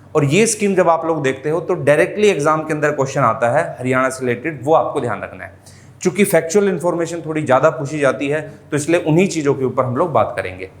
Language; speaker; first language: Hindi; native; Hindi